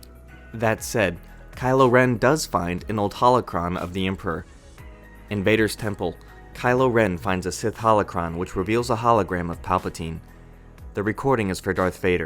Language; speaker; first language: English; native; English